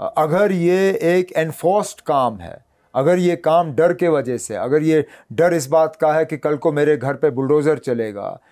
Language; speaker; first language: Hindi; non-native, local second language; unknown